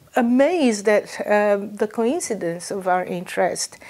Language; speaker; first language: English; non-native, fluent; Portuguese